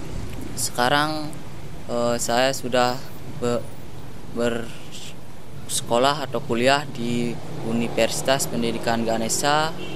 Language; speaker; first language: Indonesian; non-native, local second language; Balinese